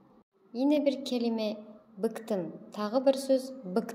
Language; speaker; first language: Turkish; non-native, fluent; Kazakh